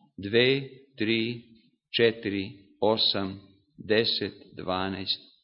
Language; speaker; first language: Serbian; non-native, local second language; Hungarian